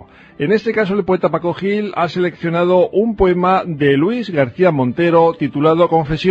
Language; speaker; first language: Spanish; native; Spanish